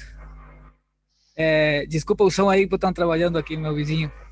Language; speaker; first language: Portuguese; non-native, learner; Spanish